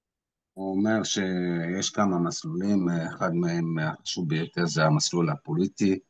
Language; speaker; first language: Hebrew; non-native, local second language; Arabic